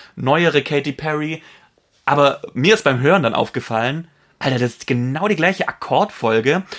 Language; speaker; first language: German; non-native, fluent; Polish